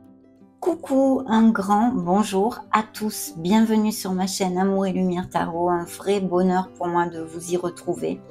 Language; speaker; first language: French; native; French